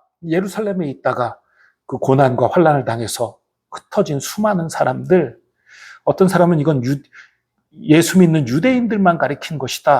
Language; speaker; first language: Korean; native; Korean